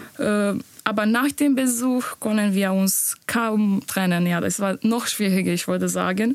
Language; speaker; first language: German; non-native, learner; Bosnian